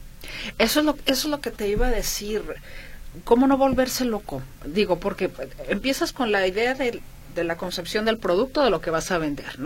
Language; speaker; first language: Spanish; native; Spanish